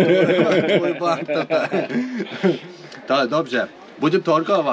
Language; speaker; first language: Polish; non-native, learner; Turkish